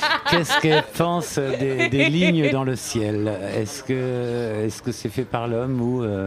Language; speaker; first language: French; native; French